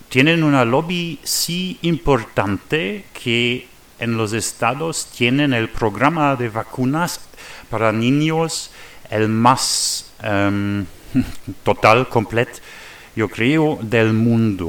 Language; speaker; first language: Spanish; non-native, learner; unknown